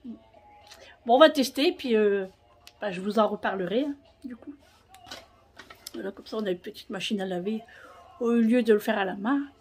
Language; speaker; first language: French; native; French